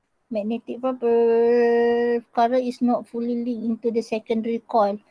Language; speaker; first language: English; non-native, local second language; Malay